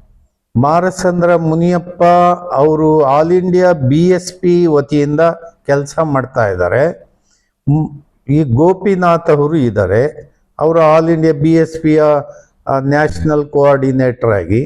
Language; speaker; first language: Kannada; native; Kannada